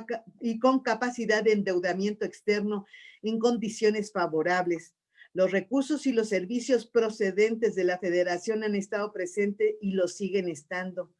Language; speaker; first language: Spanish; native; Spanish